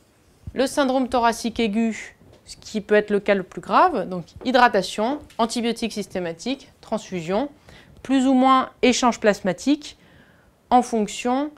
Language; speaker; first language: French; native; French